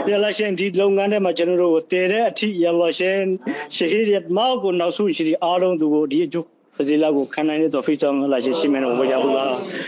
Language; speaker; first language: Burmese; non-native, local second language; Rohingya